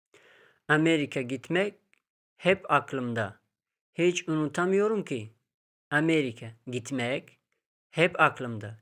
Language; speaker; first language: Turkish; non-native, fluent; Tajik